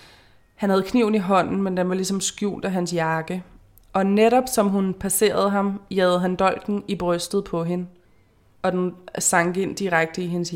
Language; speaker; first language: Danish; native; Danish